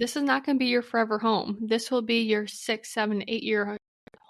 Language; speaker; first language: English; native; English